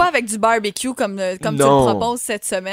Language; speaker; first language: French; native; French